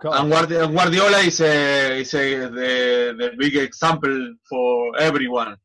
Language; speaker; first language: English; non-native, learner; Spanish